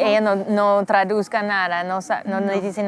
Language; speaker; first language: Spanish; non-native, fluent; English